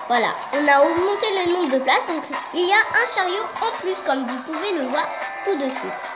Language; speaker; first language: French; native; French